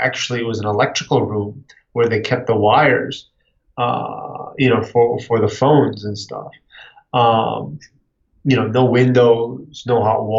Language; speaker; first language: English; native; English